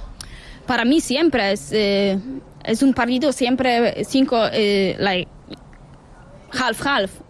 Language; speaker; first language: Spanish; non-native, learner; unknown